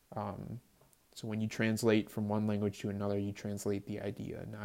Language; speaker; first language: English; native; English